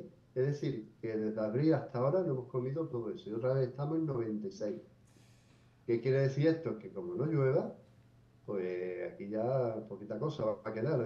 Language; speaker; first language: Spanish; native; Spanish